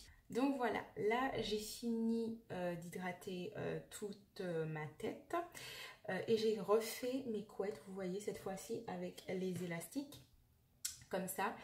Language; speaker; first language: French; native; French